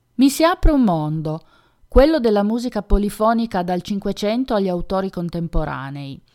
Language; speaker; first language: Italian; native; Italian